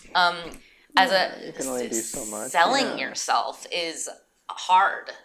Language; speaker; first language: English; native; English